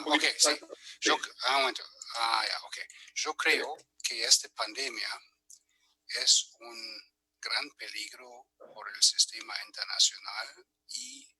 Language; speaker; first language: Spanish; non-native, fluent; German